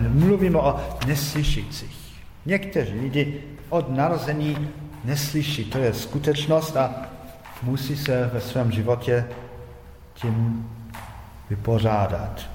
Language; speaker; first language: Czech; non-native, fluent; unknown